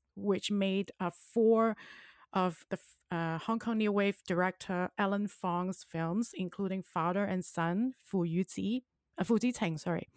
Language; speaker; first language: English; non-native, local second language; Cantonese